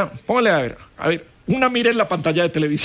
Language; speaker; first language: Spanish; native; Spanish